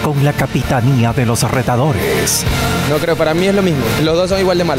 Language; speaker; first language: Spanish; native; Spanish